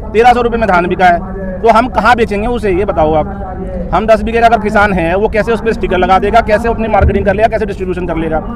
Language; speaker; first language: Hindi; native; Hindi